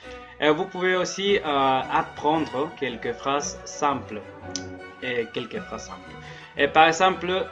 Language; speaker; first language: French; non-native, learner; Spanish